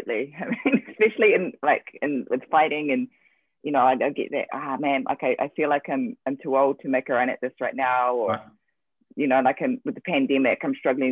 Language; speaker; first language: English; native; English